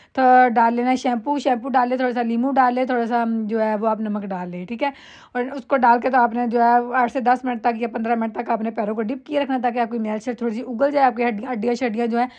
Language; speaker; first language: Urdu; non-native, local second language; Punjabi